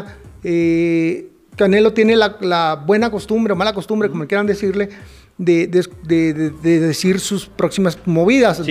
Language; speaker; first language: Spanish; native; Spanish